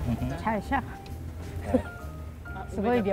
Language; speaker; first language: Japanese; native; Japanese